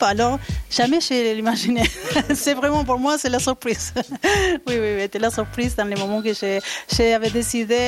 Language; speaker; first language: French; non-native, fluent; Spanish